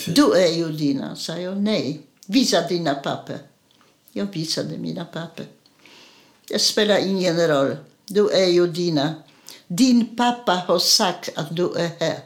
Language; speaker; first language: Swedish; non-native, fluent; Polish